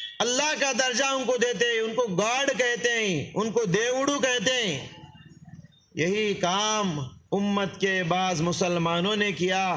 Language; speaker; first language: Urdu; native; Urdu